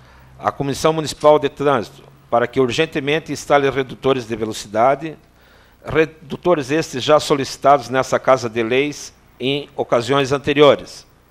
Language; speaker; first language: Portuguese; native; Portuguese